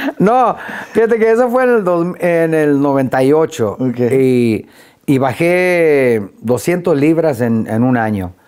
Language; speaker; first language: Spanish; early bilingual, heritage; Spanish